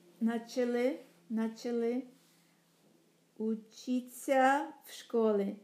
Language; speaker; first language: Russian; non-native, learner; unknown